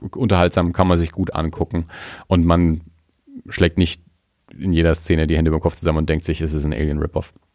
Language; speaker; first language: German; native; German